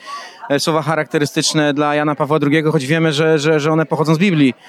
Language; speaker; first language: Polish; native; Polish